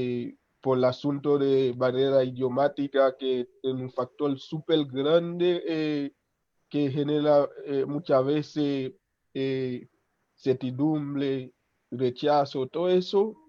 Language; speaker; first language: Spanish; non-native, local second language; Haitian Creole